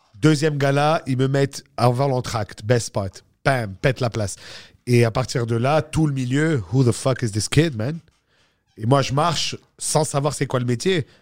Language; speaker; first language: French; native; French